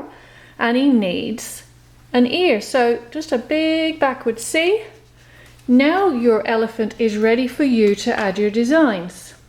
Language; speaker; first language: English; native; English